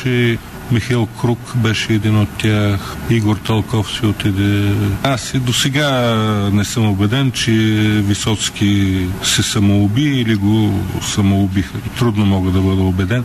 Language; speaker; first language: Bulgarian; native; Bulgarian